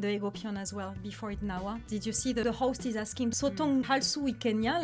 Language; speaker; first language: English; non-native, fluent; French